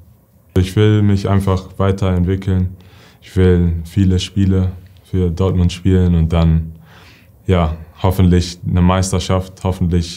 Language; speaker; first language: German; early bilingual, heritage; English